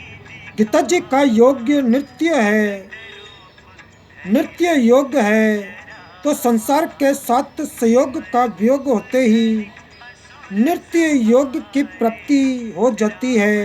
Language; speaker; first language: Hindi; native; Hindi